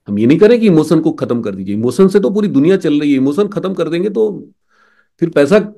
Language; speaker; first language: Hindi; native; Hindi